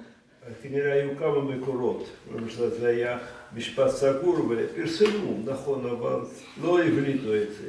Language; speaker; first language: Hebrew; non-native, fluent; Russian